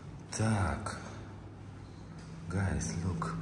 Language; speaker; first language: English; non-native, learner; Russian